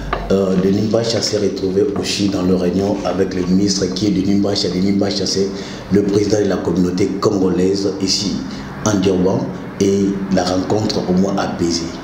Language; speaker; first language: French; non-native, local second language; Lingala